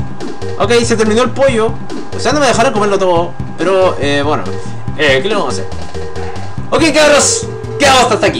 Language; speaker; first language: Spanish; native; Spanish